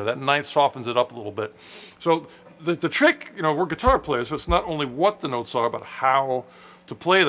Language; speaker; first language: English; native; English